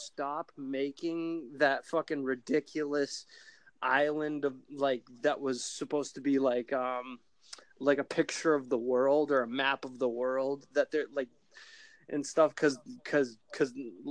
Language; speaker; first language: English; native; English